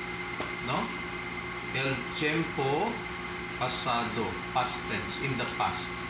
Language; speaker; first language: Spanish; non-native, fluent; Filipino